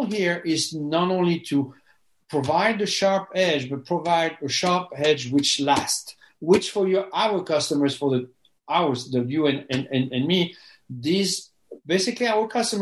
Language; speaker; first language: English; non-native, fluent; French